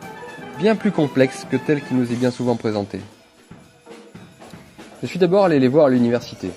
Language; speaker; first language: French; native; French